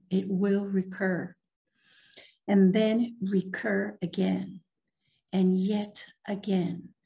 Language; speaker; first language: English; non-native, fluent; Spanish